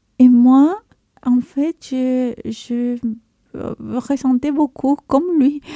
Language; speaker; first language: French; non-native, fluent; Spanish